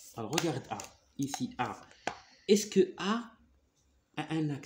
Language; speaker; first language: French; non-native, local second language; Arabic